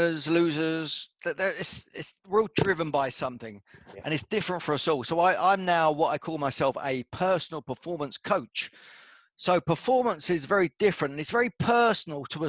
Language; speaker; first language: English; native; English